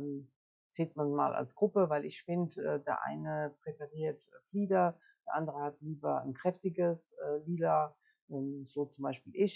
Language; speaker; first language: German; native; German